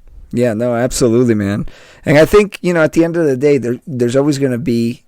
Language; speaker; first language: English; native; English